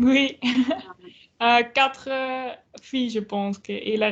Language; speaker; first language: French; non-native, local second language; Dutch